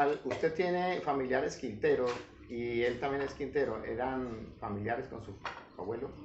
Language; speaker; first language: Spanish; native; Spanish